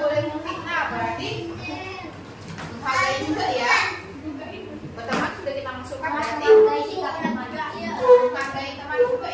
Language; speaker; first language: Indonesian; native; Indonesian